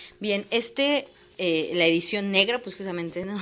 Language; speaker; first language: Spanish; native; Spanish